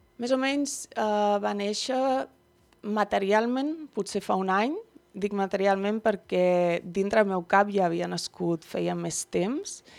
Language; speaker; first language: Catalan; early bilingual, other home language; Dutch